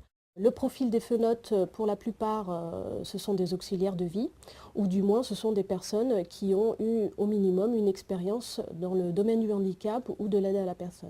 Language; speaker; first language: French; native; French